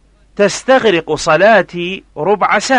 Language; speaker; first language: Arabic; non-native, fluent; Persian